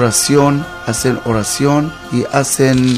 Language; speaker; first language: Spanish; non-native, learner; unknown